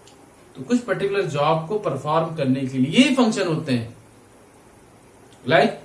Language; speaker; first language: Hindi; native; Hindi